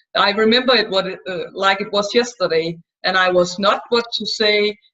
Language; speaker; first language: English; non-native, fluent; Danish